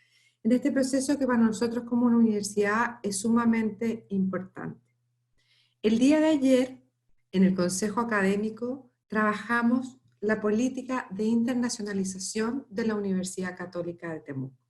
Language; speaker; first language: Spanish; native; Spanish